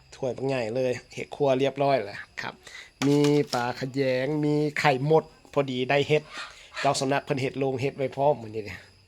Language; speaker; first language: Thai; non-native, local second language; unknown